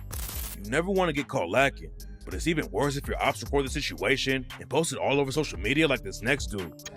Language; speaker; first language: English; native; English